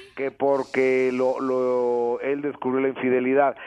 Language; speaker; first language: Spanish; native; Spanish